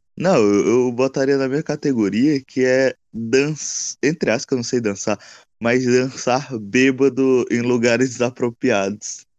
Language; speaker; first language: Portuguese; native; Portuguese